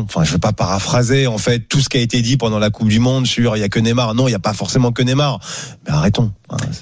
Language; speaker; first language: French; native; French